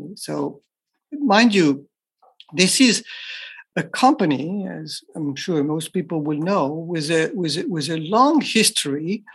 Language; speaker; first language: English; non-native, fluent; French